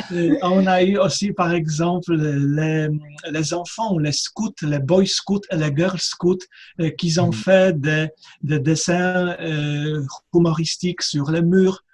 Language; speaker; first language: French; non-native, fluent; Polish